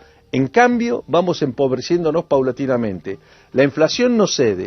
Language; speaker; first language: Spanish; native; Spanish